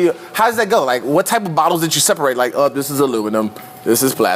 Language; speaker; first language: English; native; English